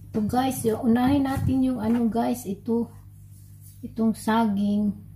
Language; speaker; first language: Filipino; non-native, local second language; Cebuano